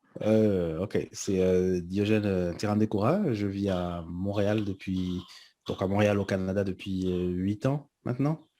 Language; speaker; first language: French; early bilingual, other home language; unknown